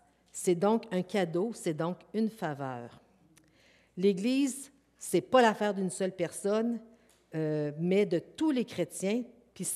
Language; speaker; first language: French; native; French